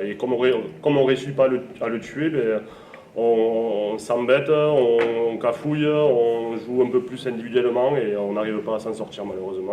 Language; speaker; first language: French; native; French